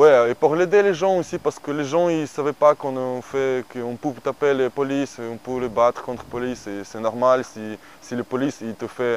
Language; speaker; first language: French; non-native, learner; Ukrainian